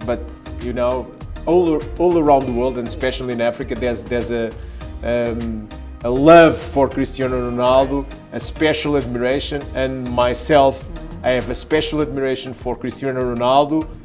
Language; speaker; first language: English; non-native, fluent; Portuguese